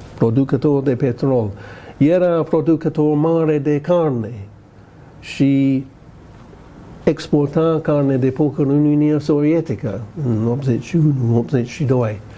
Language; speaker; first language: Romanian; non-native, fluent; English